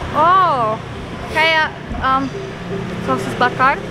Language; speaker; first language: Indonesian; non-native, learner; English